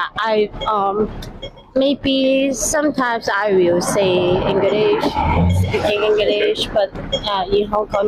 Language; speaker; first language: English; non-native, learner; Cantonese